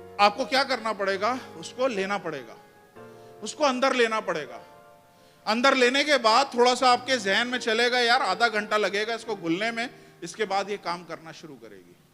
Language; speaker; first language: Urdu; non-native, local second language; Punjabi